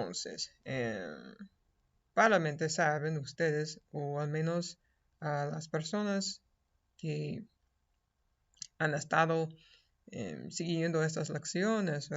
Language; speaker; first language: Spanish; non-native, fluent; English